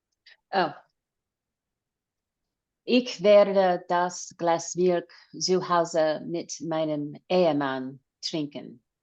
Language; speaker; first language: German; non-native, learner; English